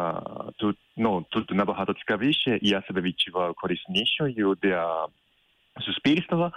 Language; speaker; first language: Ukrainian; non-native, fluent; Japanese